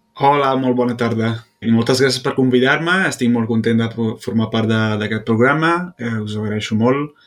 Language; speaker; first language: Catalan; non-native, fluent; Italian